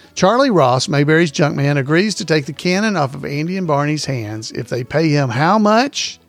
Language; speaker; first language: English; native; English